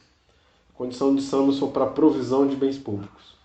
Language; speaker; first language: Portuguese; native; Portuguese